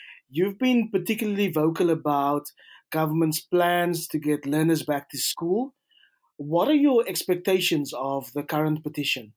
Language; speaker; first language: English; non-native, local second language; Afrikaans